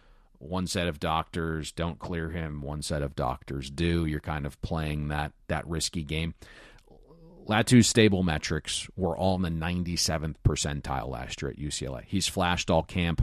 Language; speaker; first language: English; native; English